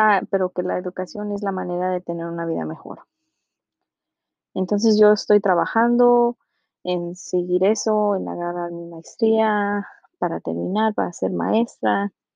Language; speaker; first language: Spanish; early bilingual, heritage; Spanish